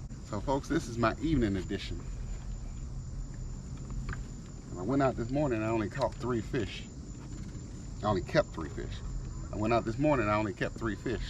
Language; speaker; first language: English; native; English